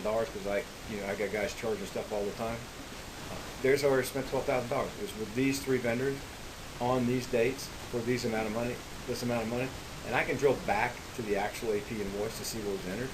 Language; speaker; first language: English; native; English